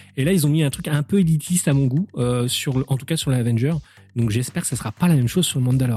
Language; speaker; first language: French; native; French